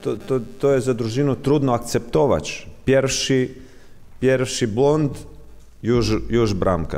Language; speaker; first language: Polish; non-native, learner; Croatian